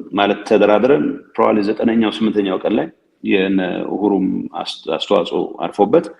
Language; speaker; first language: Amharic; non-native, local second language; Tigrinya